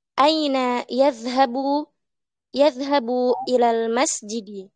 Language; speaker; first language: Arabic; non-native, learner; Indonesian